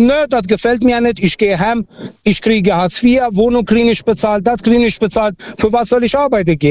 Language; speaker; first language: German; non-native, fluent; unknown